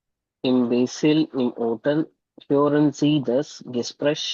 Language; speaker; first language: German; non-native, learner; Tamil